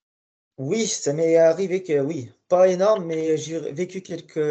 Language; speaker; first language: French; native; French